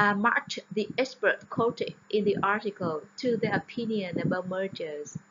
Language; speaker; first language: English; non-native, fluent; Vietnamese